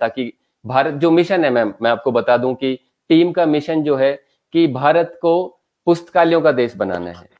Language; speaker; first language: Hindi; native; Hindi